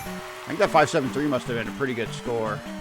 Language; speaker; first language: English; native; English